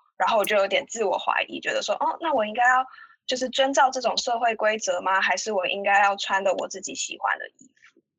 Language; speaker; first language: Chinese; native; Chinese